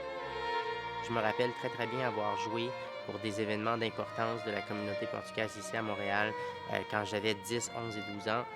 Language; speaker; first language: French; native; French